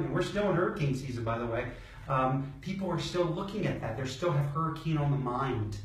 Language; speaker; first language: English; native; English